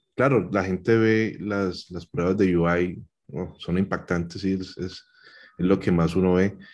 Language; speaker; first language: Spanish; native; Spanish